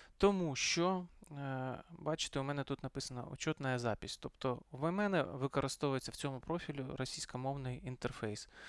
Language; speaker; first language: Ukrainian; non-native, local second language; Russian